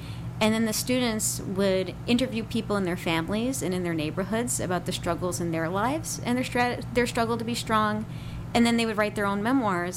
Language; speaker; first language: English; non-native, local second language; Ukrainian